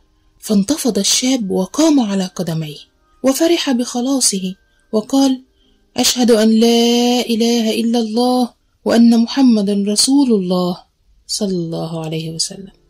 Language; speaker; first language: Arabic; native; Arabic